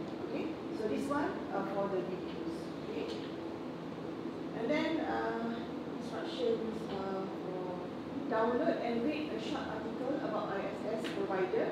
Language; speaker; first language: English; non-native, local second language; Malay